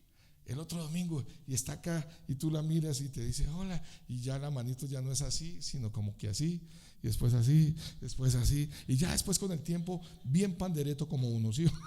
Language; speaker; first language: Spanish; native; Spanish